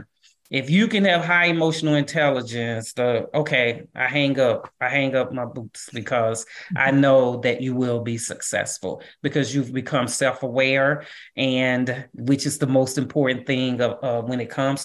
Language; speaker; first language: English; native; English